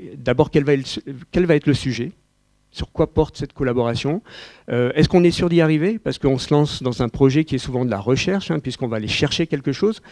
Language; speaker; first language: French; native; French